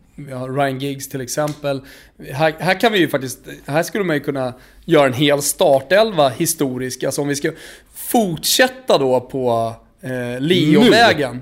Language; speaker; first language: Swedish; native; Swedish